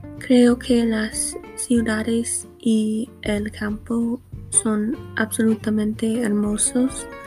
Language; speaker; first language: Spanish; non-native, learner; English